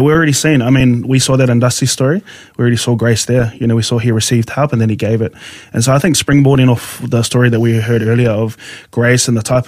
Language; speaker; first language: English; native; English